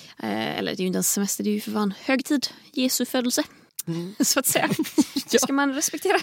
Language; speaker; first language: Swedish; native; Swedish